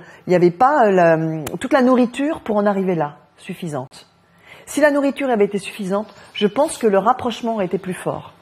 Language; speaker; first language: French; native; French